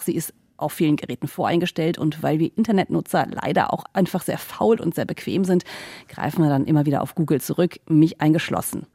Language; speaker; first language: German; native; German